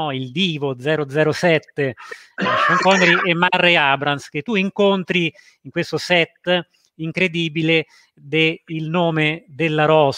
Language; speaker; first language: Italian; native; Italian